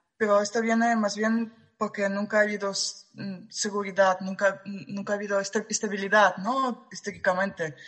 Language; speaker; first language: Spanish; non-native, fluent; Russian